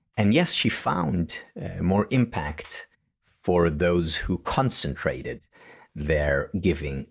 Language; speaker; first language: English; non-native, fluent; Hebrew